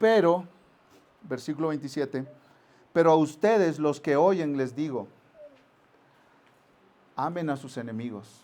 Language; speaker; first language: Spanish; native; Spanish